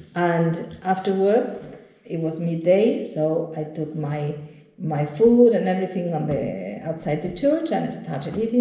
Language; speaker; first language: English; non-native, fluent; Spanish